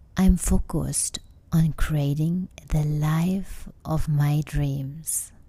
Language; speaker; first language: English; non-native, fluent; German